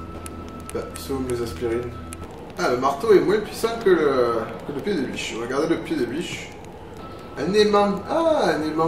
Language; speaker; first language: French; native; French